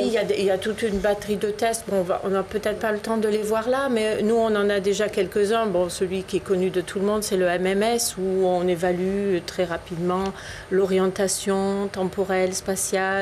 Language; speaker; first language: French; native; French